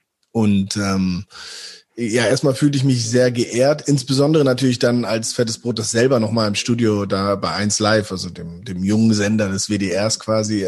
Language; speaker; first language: German; native; German